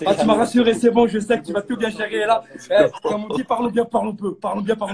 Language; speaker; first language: French; native; French